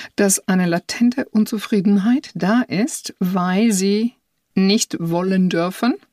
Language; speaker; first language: German; non-native, fluent; Italian